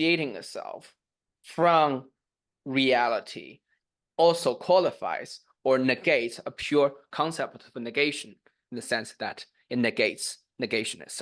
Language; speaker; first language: English; non-native, fluent; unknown